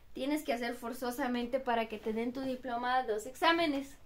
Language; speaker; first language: Spanish; non-native, fluent; Bulgarian